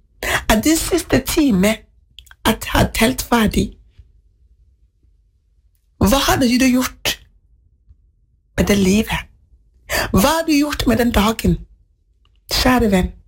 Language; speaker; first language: Norwegian; non-native, fluent; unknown